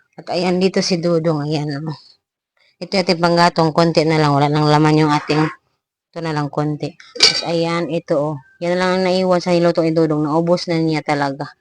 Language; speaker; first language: Filipino; non-native, local second language; Cebuano